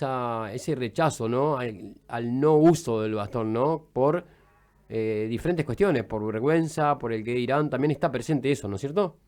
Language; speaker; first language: Spanish; native; Spanish